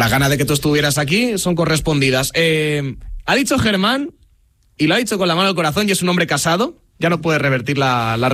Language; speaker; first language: Spanish; native; Spanish